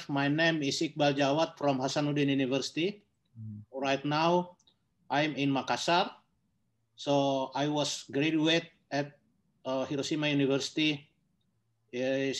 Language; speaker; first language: English; non-native, learner; Indonesian